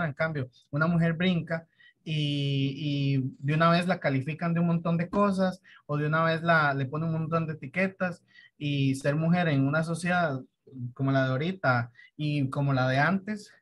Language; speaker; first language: Spanish; native; Spanish